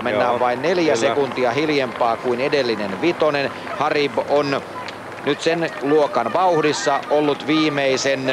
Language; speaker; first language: Finnish; native; Finnish